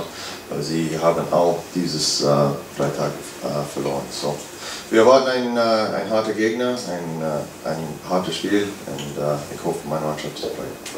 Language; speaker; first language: German; non-native, fluent; English